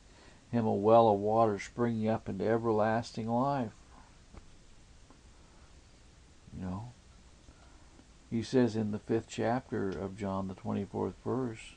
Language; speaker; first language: English; native; English